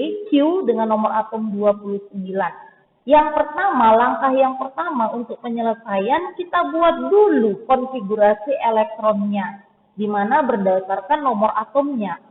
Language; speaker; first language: Indonesian; native; Indonesian